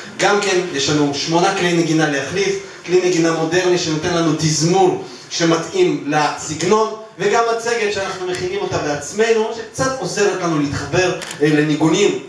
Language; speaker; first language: Hebrew; non-native, fluent; Russian